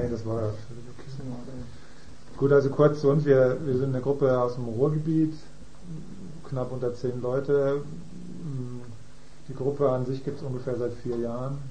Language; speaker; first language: German; native; German